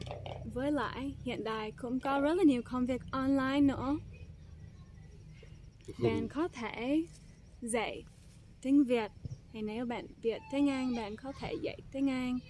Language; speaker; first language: Vietnamese; non-native, fluent; English